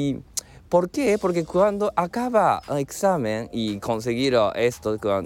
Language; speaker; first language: Spanish; non-native, learner; Japanese